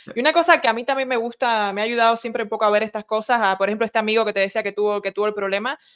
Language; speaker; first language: Spanish; early bilingual, heritage; Spanish